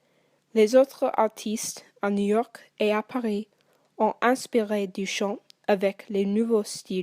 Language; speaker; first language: French; non-native, learner; English